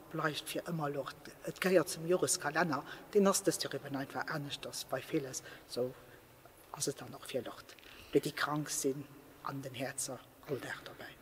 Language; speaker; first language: Luxembourgish; native; Luxembourgish